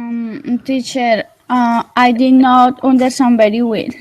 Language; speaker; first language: English; non-native, learner; Spanish